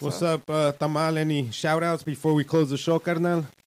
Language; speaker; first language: English; early bilingual, other home language; Spanish